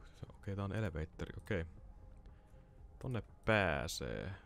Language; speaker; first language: Finnish; native; Finnish